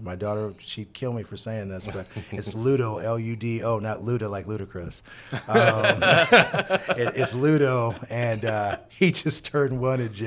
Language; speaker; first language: English; native; English